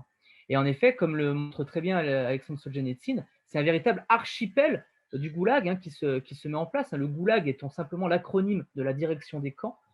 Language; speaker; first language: French; native; French